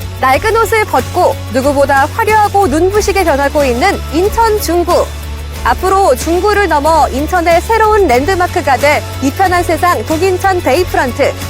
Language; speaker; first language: Korean; native; Korean